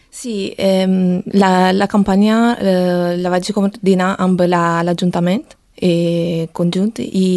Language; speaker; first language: Catalan; non-native, learner; Italian